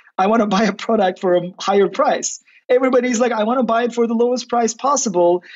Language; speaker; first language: English; non-native, fluent; Turkish